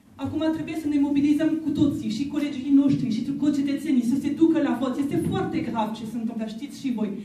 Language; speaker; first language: Romanian; non-native, fluent; French